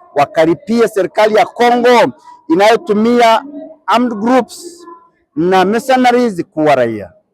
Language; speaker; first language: Swahili; non-native, local second language; Kinyarwanda